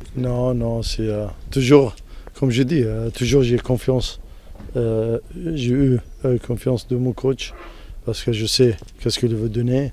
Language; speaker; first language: French; non-native, local second language; Arabic